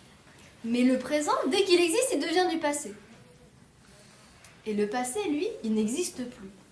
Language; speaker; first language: French; native; French